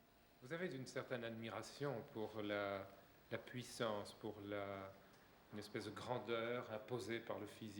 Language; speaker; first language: French; native; French